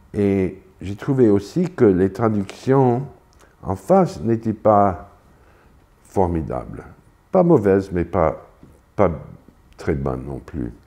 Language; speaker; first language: French; non-native, fluent; English